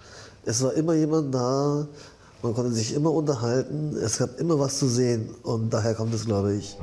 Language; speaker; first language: German; early bilingual, other home language; Japanese